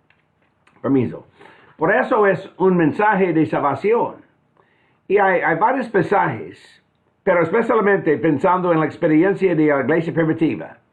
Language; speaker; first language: Spanish; non-native, fluent; English